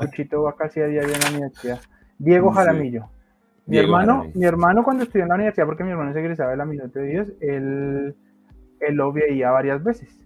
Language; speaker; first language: Spanish; native; Spanish